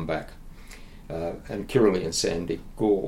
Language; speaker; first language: English; native; English